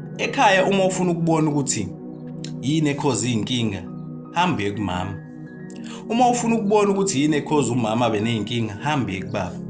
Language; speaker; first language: Zulu; native; Zulu